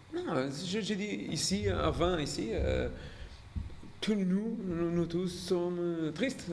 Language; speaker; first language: French; non-native, learner; Portuguese